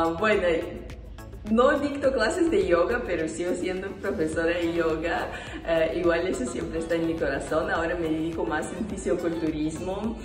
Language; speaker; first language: Spanish; non-native, fluent; Russian